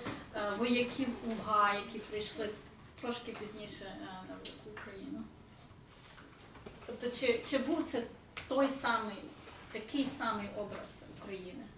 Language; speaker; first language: Ukrainian; early bilingual, heritage; Ukrainian